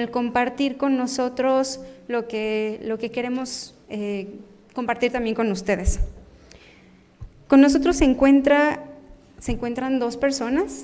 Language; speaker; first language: Spanish; native; Spanish